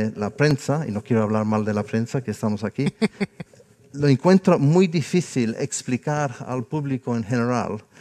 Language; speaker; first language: Spanish; non-native, fluent; English